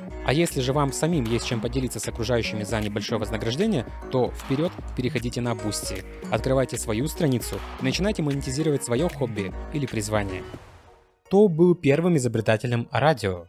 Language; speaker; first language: Russian; native; Russian